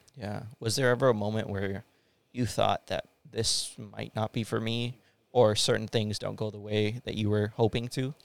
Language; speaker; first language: English; early bilingual, other home language; Hindi